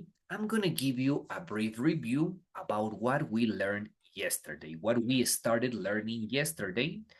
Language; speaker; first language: English; non-native, fluent; Spanish